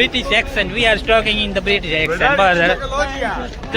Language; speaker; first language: English; non-native, learner; Gujarati